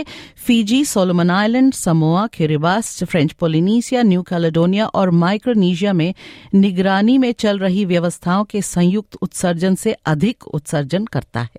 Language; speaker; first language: Hindi; native; Hindi